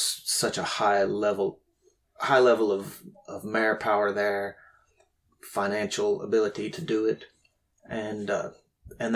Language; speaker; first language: English; native; English